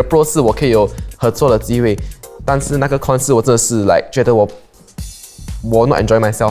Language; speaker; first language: Chinese; non-native, local second language; English